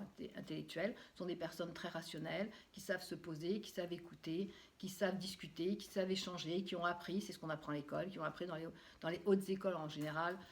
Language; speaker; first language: French; native; French